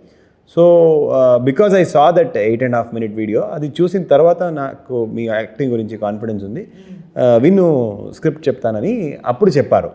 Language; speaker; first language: Telugu; non-native, learner; Kannada